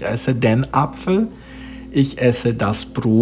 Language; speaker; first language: German; non-native, fluent; Portuguese